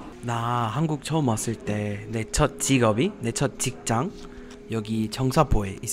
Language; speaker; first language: Korean; non-native, fluent; English